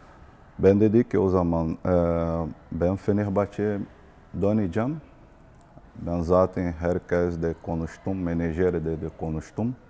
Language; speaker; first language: Turkish; non-native, learner; Portuguese